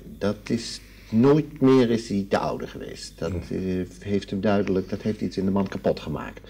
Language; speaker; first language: Dutch; native; Dutch